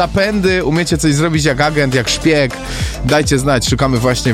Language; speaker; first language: Polish; native; Polish